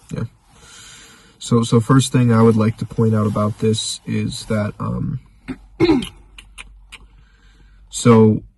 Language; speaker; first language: English; native; English